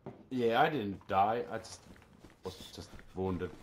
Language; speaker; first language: English; non-native, learner; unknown